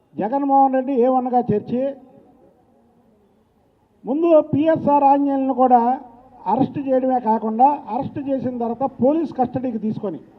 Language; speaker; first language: Telugu; native; Telugu